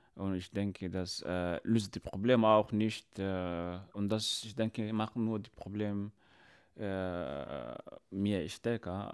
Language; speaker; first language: German; non-native, learner; Arabic